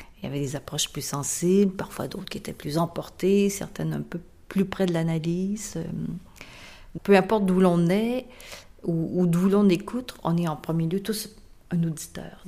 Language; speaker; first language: French; native; French